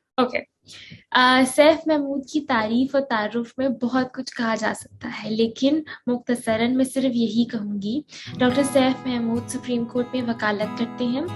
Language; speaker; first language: Urdu; native; Urdu